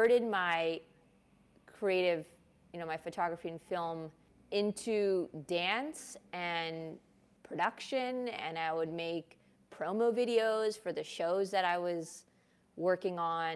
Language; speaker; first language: English; early bilingual, other home language; Hindi